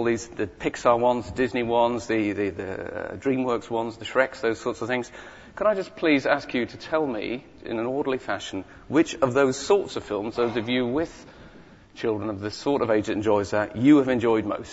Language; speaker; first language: English; native; English